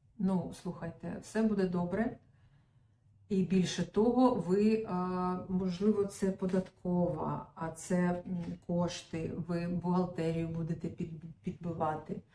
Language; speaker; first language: Ukrainian; non-native, local second language; Russian